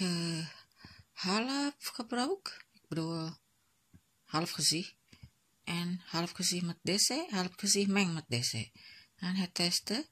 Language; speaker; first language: Dutch; non-native, learner; Indonesian